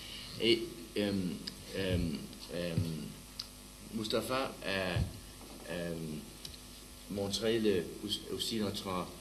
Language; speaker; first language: French; non-native, learner; Danish